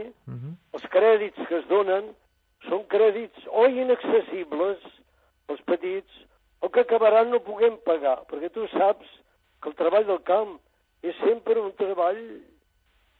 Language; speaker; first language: Catalan; native; Catalan